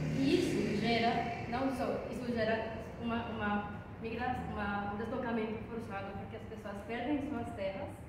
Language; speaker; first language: Portuguese; non-native, fluent; Spanish